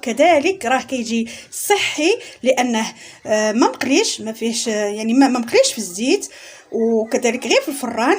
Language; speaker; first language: Arabic; native; Arabic